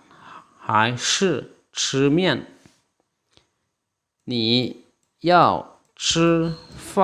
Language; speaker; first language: Chinese; non-native, fluent; Lao